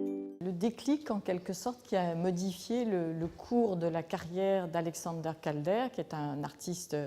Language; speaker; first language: French; native; French